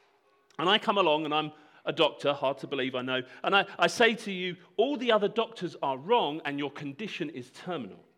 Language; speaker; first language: English; native; English